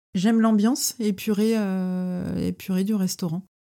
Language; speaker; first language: French; native; French